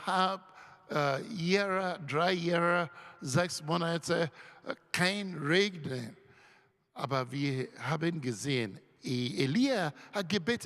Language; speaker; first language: German; non-native, learner; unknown